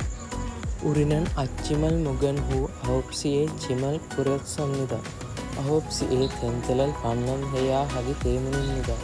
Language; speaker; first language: Korean; non-native, learner; Sinhala